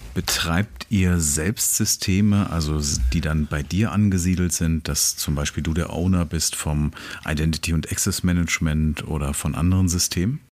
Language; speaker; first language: German; native; German